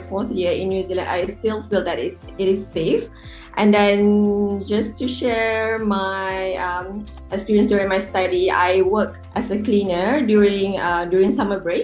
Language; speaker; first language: English; non-native, local second language; Malay